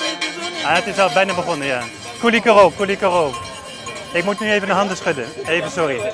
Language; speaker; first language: Dutch; native; Dutch